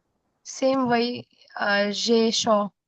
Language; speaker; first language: French; non-native, fluent; Hindi